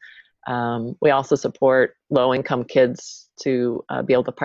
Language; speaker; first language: English; native; English